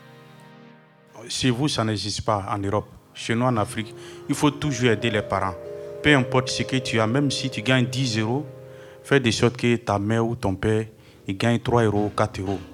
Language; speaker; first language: French; non-native, fluent; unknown